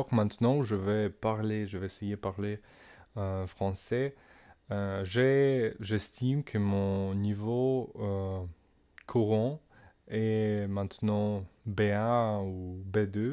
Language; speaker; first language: French; non-native, learner; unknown